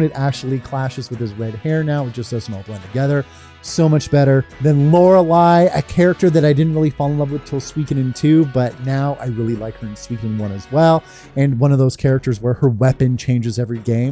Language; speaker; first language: English; native; English